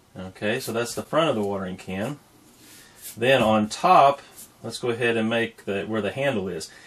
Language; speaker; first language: English; native; English